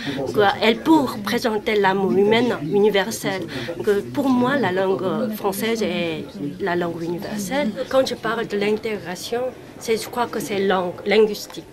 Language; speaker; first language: French; non-native, fluent; Korean